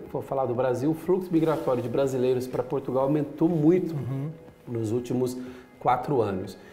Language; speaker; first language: Portuguese; native; Portuguese